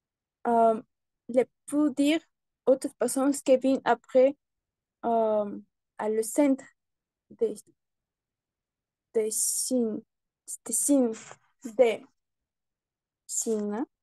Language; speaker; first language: French; non-native, learner; Spanish